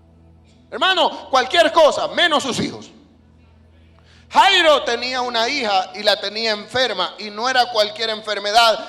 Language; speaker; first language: Spanish; native; Spanish